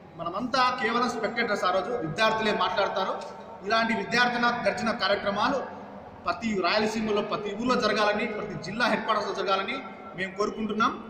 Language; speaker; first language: Telugu; native; Telugu